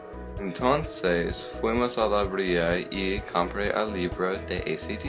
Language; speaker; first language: Spanish; non-native, learner; English